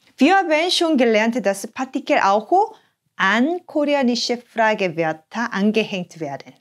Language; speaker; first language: German; non-native, fluent; Korean